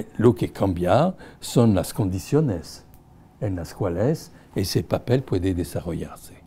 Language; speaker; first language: Spanish; non-native, fluent; French